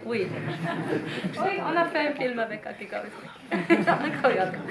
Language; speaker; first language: French; non-native, fluent; Finnish